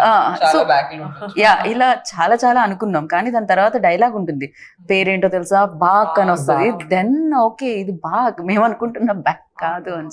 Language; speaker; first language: Telugu; native; Telugu